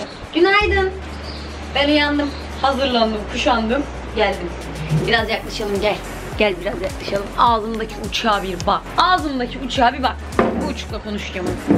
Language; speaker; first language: Turkish; native; Turkish